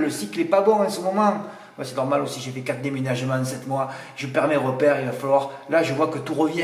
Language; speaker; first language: French; native; French